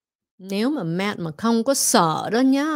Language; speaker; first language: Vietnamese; early bilingual, heritage; Vietnamese